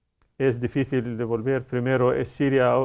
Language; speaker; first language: Spanish; non-native, learner; Arabic